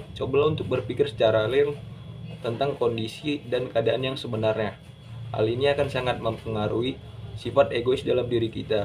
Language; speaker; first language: Indonesian; native; Indonesian